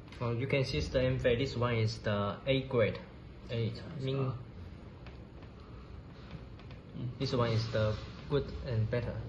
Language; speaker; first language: English; non-native, learner; Chinese